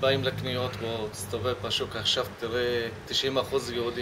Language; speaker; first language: Hebrew; non-native, local second language; Arabic